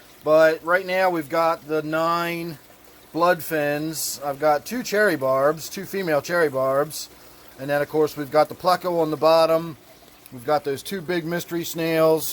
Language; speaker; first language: English; native; English